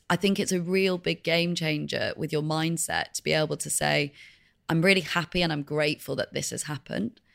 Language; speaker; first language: English; native; English